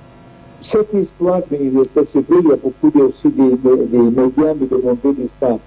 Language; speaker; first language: French; non-native, learner; Arabic